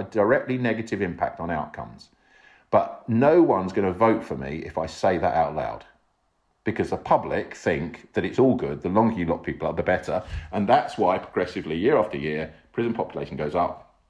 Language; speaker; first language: English; native; English